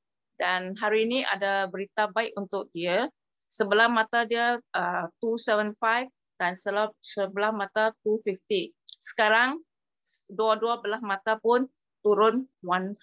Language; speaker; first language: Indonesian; non-native, local second language; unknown